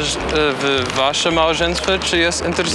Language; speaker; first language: Polish; non-native, learner; English